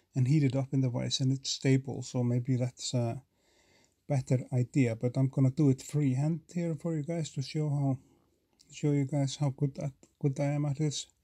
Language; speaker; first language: English; non-native, fluent; Icelandic